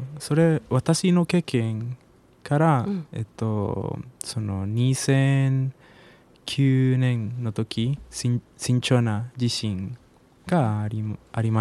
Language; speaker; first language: Japanese; non-native, learner; Spanish